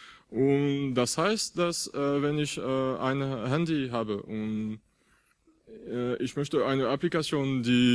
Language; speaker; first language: German; non-native, fluent; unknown